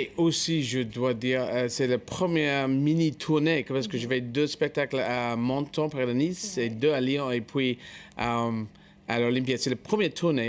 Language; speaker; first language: French; non-native, fluent; English